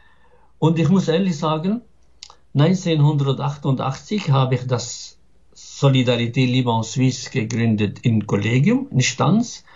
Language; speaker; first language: German; non-native, fluent; Arabic